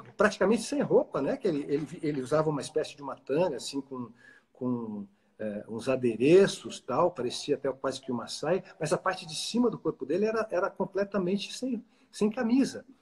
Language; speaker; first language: Portuguese; native; Portuguese